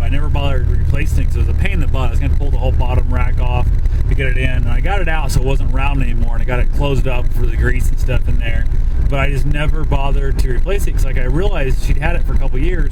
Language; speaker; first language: English; native; English